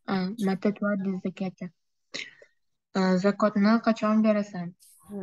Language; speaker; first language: Arabic; non-native, learner; Uzbek